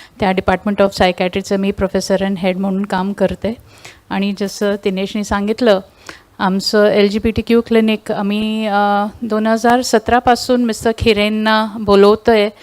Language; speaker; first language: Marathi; non-native, local second language; Tulu